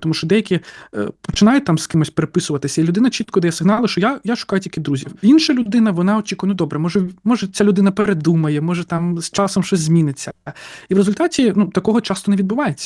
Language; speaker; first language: Ukrainian; native; Ukrainian